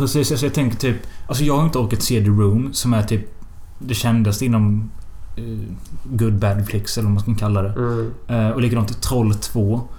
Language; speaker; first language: Swedish; native; Swedish